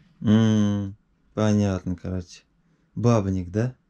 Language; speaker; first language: Russian; native; Russian